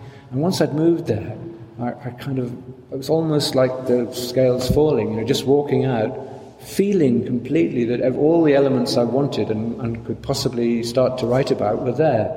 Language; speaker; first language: English; native; English